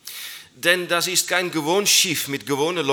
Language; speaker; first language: German; non-native, learner; Dutch